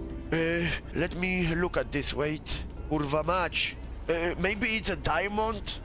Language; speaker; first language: English; non-native, learner; Polish